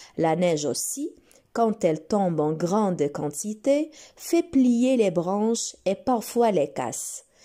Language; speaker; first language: French; non-native, local second language; Arabic